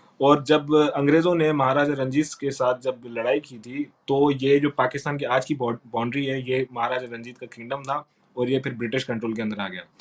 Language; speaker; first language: Urdu; non-native, local second language; Sindhi